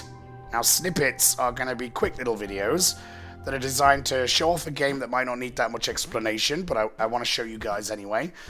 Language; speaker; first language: English; native; English